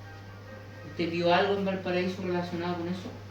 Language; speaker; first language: Spanish; native; Spanish